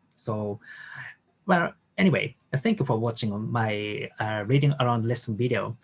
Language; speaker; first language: English; non-native, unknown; Japanese